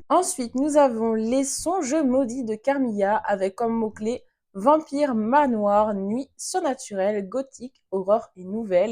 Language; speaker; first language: French; native; French